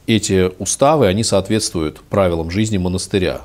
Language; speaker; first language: Russian; native; Russian